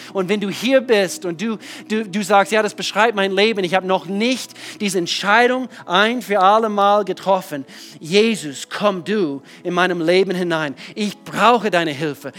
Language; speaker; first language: German; non-native, fluent; English